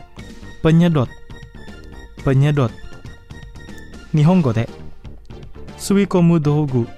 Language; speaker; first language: Japanese; non-native, fluent; Indonesian